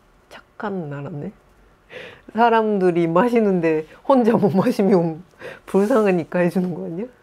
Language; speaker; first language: Korean; non-native, fluent; Japanese